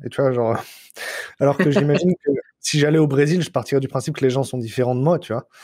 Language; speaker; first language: French; native; French